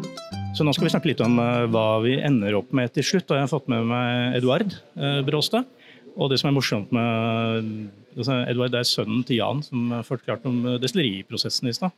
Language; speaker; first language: Norwegian; native; Norwegian